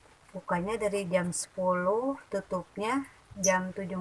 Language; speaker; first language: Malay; non-native, local second language; Sundanese